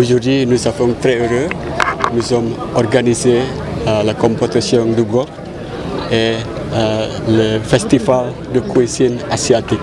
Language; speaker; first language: French; non-native, learner; Indonesian